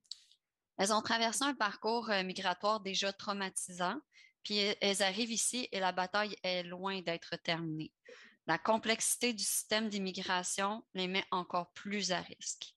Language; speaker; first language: French; native; French